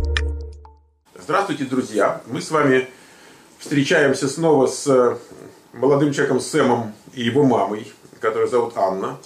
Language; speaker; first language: Russian; native; Russian